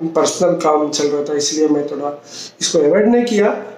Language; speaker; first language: Hindi; non-native, local second language; Telugu